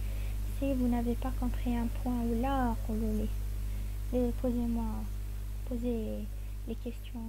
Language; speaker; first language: French; non-native, local second language; Arabic